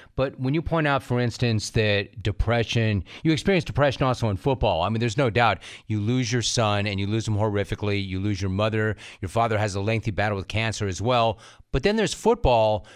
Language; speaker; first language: English; native; English